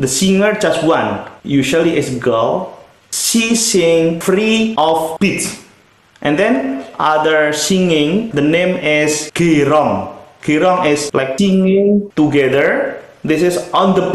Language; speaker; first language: English; non-native, learner; Indonesian